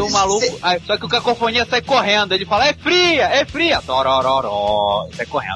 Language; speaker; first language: Portuguese; native; Portuguese